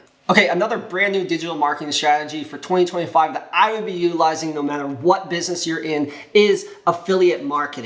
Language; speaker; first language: English; native; English